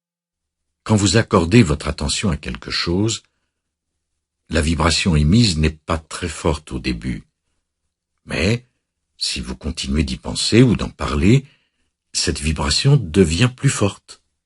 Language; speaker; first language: French; native; French